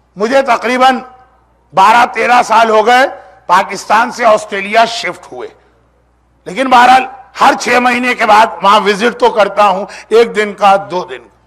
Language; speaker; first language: Urdu; native; Urdu